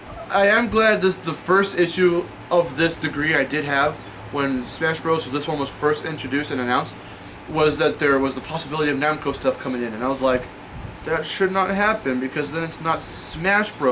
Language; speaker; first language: English; native; English